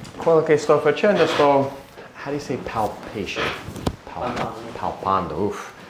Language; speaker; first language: Italian; non-native, learner; English